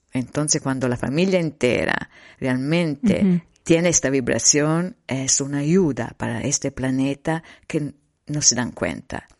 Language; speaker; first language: Spanish; non-native, fluent; Italian